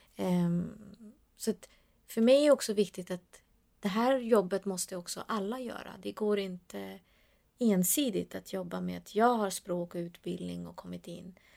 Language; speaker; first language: Swedish; early bilingual, other home language; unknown